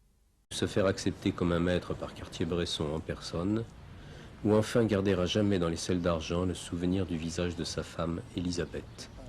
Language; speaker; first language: French; native; French